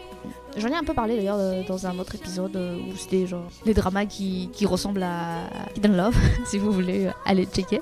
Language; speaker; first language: French; native; French